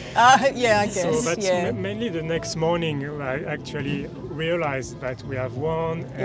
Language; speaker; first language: English; non-native, fluent; French